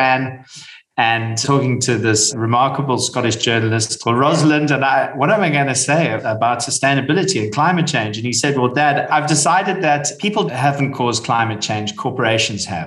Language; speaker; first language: English; native; English